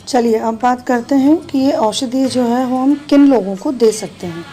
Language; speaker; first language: Hindi; native; Hindi